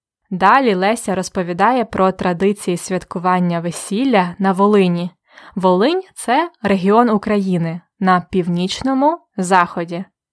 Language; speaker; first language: Ukrainian; native; Ukrainian